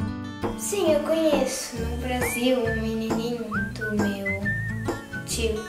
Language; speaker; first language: Portuguese; early bilingual, heritage; Portuguese